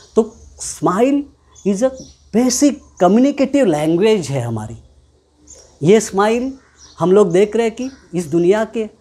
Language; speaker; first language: Hindi; non-native, local second language; Marathi